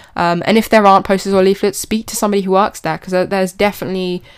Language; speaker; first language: English; native; English